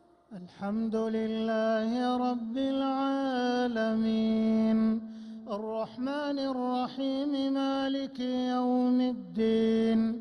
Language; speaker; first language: Arabic; native; Arabic